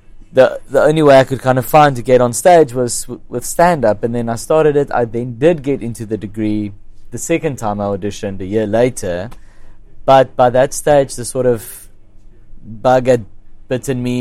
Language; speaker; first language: English; non-native, local second language; Afrikaans